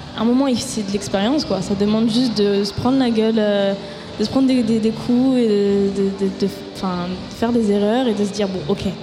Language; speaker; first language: French; native; French